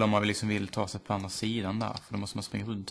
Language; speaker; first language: Swedish; native; Swedish